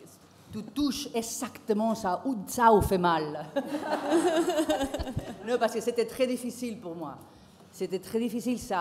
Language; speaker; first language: French; non-native, fluent; Spanish